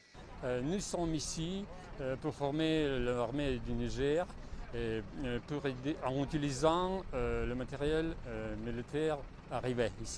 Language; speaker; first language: French; non-native, fluent; Russian